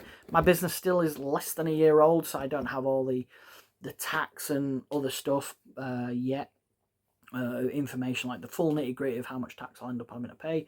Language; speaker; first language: English; native; English